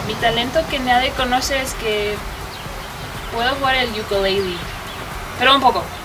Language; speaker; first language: Spanish; early bilingual, heritage; English